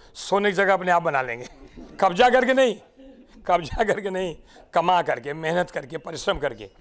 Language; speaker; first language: Hindi; non-native, local second language; Marathi